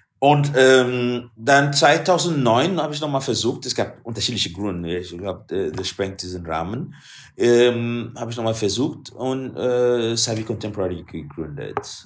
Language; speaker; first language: German; non-native, fluent; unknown